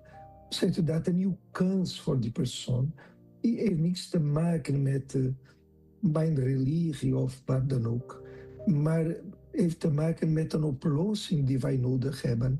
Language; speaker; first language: Dutch; non-native, fluent; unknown